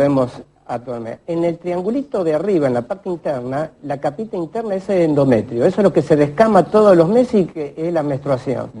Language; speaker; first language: Spanish; native; Spanish